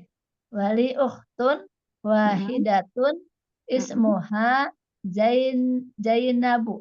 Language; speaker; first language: Arabic; non-native, learner; Indonesian